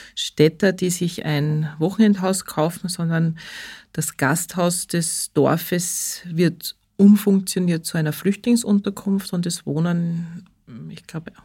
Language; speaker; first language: German; native; German